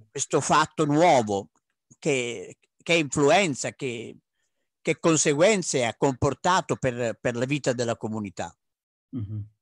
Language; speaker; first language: Italian; native; Italian